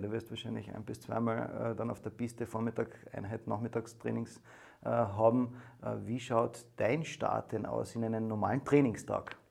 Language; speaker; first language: German; native; German